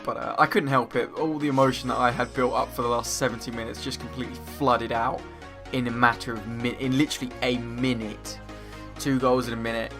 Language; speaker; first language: English; native; English